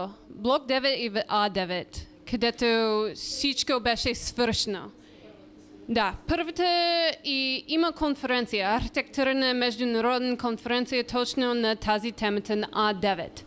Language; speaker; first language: Bulgarian; non-native, learner; English